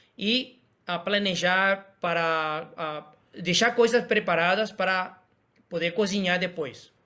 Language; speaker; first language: Portuguese; non-native, fluent; Spanish